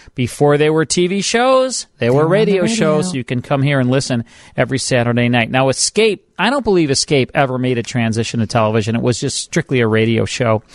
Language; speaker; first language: English; native; English